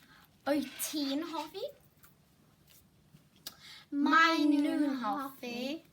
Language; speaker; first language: Welsh; non-native, local second language; English